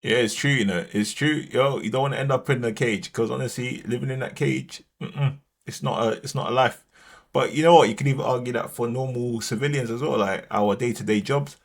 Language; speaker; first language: English; native; English